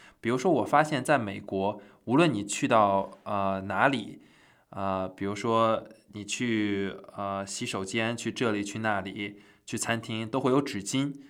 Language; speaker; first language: Chinese; native; Chinese